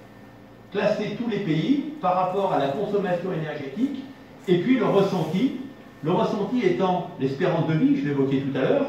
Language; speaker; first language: French; native; French